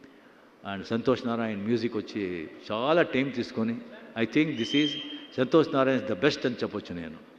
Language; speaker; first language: Telugu; non-native, fluent; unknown